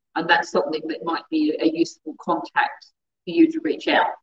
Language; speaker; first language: English; native; English